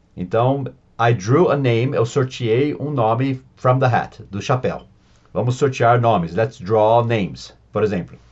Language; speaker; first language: Portuguese; non-native, fluent; English